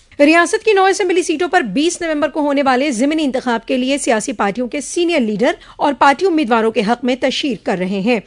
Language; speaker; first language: Urdu; native; Urdu